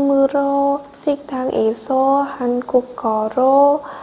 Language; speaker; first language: Korean; non-native, learner; Vietnamese